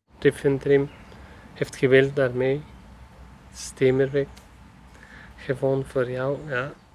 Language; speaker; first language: Dutch; non-native, learner; Persian